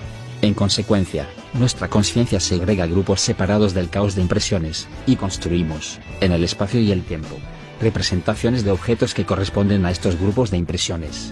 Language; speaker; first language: Spanish; native; Spanish